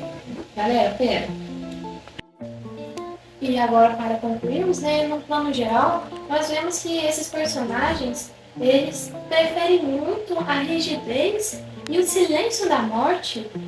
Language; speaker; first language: Portuguese; native; Portuguese